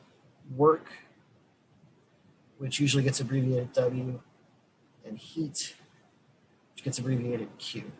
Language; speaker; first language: English; native; English